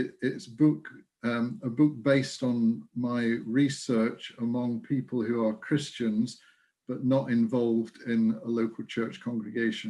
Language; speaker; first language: English; native; English